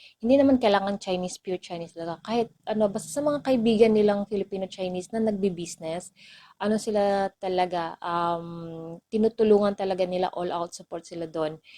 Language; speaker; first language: Filipino; non-native, local second language; Cebuano